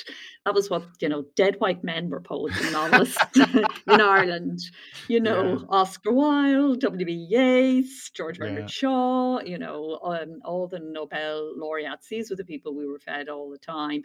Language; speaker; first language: English; native; English